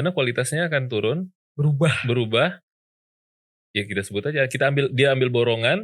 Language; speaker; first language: Indonesian; native; Indonesian